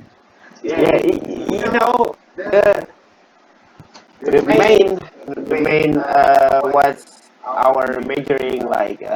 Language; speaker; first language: English; non-native, learner; Indonesian